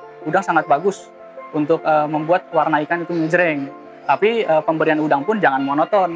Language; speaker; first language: Indonesian; native; Indonesian